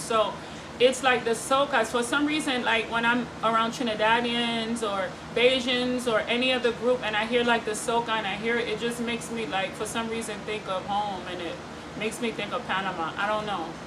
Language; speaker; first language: English; early bilingual, other home language; Spanish